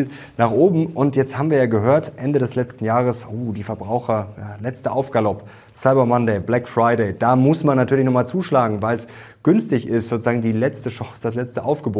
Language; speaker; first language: German; native; German